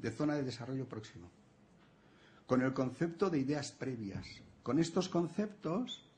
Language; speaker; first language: Spanish; non-native, local second language; Catalan